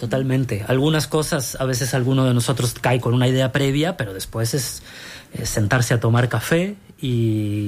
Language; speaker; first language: Spanish; native; Spanish